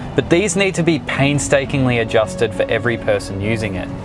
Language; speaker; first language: English; native; English